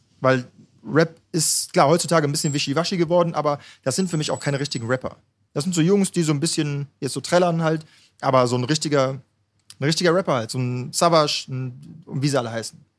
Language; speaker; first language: German; native; German